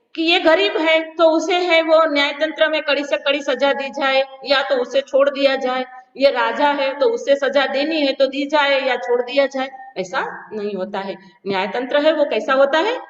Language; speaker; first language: Hindi; non-native, local second language; Gujarati